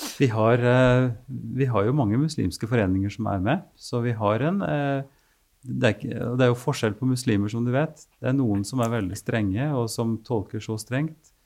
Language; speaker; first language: Norwegian; native; Norwegian